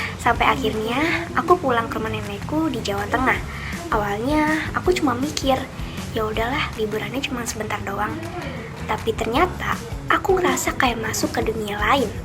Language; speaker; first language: Indonesian; native; Indonesian